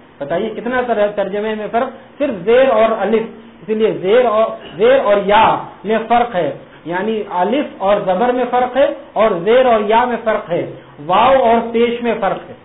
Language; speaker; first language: Urdu; native; Urdu